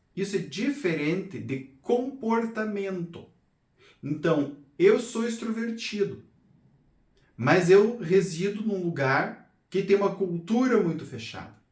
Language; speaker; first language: Portuguese; native; Portuguese